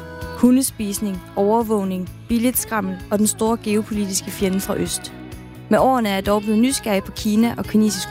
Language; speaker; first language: Danish; native; Danish